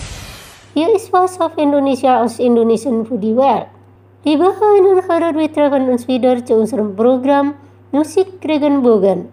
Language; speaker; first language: German; non-native, fluent; Indonesian